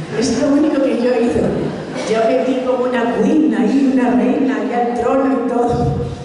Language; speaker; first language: Spanish; early bilingual, other home language; Catalan